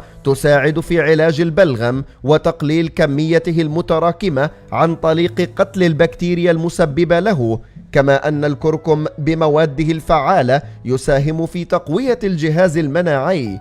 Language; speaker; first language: Arabic; native; Arabic